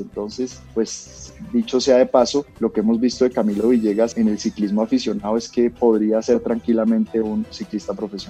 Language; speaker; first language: Spanish; native; Spanish